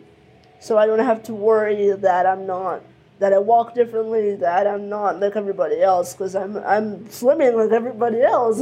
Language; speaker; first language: English; early bilingual, other home language; Spanish